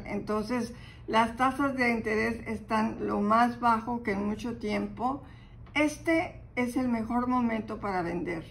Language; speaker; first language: Spanish; native; Spanish